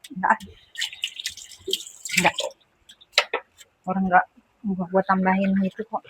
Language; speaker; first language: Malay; non-native, local second language; Indonesian